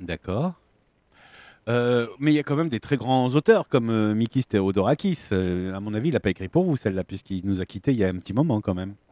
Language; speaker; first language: French; native; French